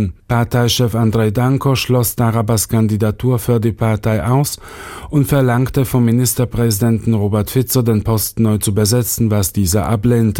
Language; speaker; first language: German; native; German